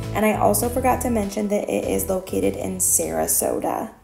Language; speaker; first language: English; native; English